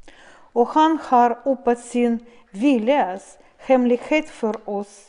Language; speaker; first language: Swedish; non-native, fluent; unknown